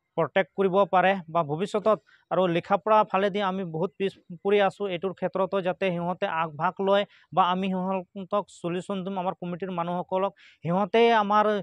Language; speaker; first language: Assamese; non-native, local second language; Santali